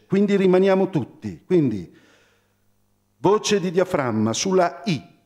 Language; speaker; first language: Italian; native; Italian